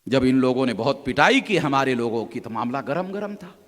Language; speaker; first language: Hindi; non-native, local second language; Marathi